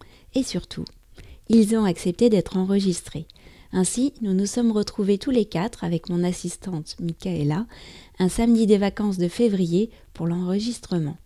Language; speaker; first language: French; native; French